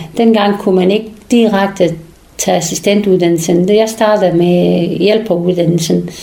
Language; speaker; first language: Danish; non-native, fluent; Persian